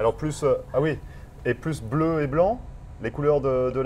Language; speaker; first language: French; native; French